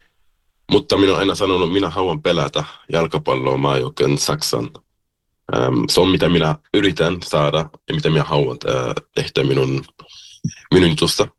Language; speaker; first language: Finnish; early bilingual, heritage; German